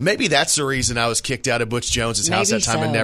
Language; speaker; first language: English; native; English